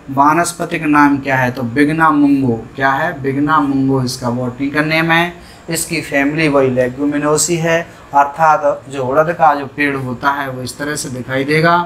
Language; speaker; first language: Hindi; native; Hindi